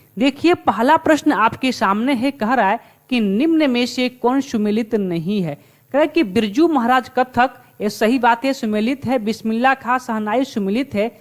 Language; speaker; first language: Hindi; native; Hindi